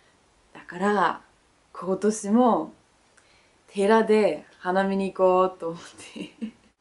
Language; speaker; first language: Japanese; non-native, learner; Danish